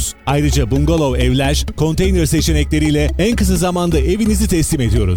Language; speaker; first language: Turkish; native; Turkish